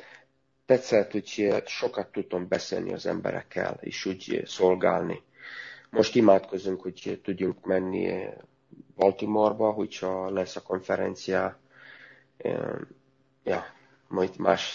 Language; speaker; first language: Hungarian; non-native, learner; Romanian